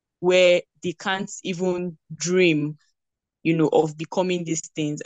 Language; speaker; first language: English; non-native, local second language; Yoruba